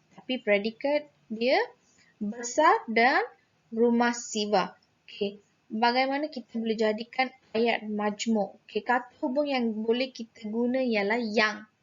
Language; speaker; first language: Malay; non-native, local second language; Tamil